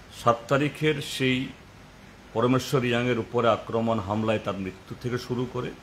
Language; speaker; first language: Bangla; non-native, local second language; Konkani